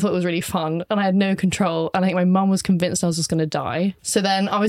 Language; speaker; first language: English; native; English